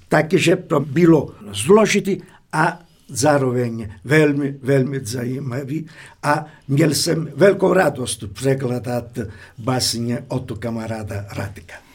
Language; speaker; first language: Czech; non-native, fluent; Italian